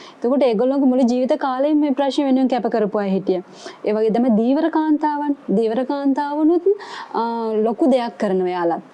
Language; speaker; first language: Sinhala; native; Sinhala